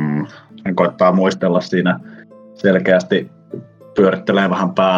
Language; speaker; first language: Finnish; native; Finnish